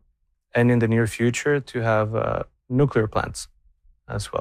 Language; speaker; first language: English; non-native, fluent; Spanish